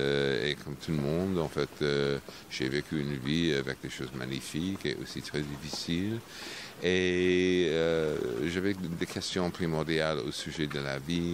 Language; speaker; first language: French; non-native, fluent; English